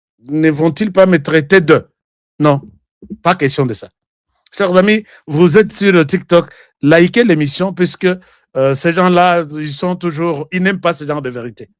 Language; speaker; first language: French; non-native, local second language; Lingala